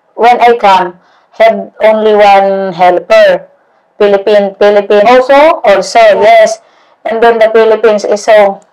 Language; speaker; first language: English; non-native, learner; Indonesian